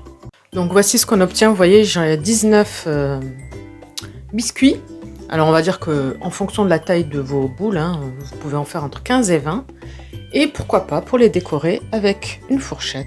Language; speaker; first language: French; native; French